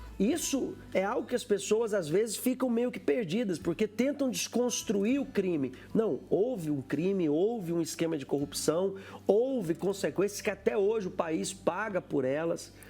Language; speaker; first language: Portuguese; native; Portuguese